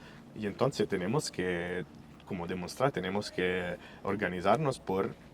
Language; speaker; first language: Spanish; non-native, fluent; Italian